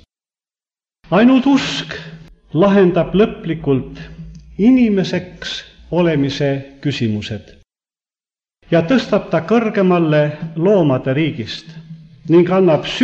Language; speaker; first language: Estonian; native; Estonian